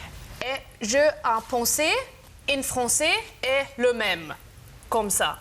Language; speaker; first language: French; non-native, learner; German